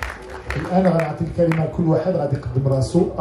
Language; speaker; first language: Arabic; native; Arabic